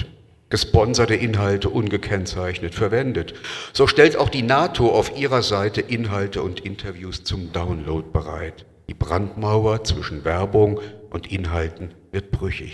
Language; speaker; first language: German; native; German